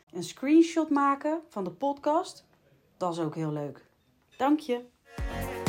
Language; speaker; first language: Dutch; native; Dutch